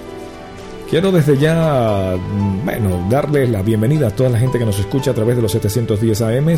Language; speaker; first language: Spanish; native; Spanish